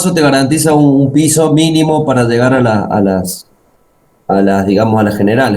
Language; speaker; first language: Spanish; native; Spanish